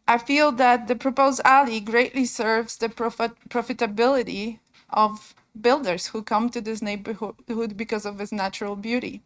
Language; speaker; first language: English; non-native, fluent; Polish